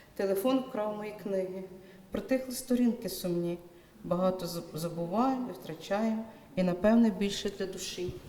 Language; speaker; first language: Ukrainian; native; Ukrainian